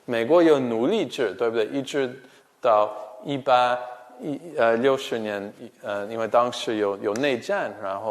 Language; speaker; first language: Chinese; non-native, fluent; English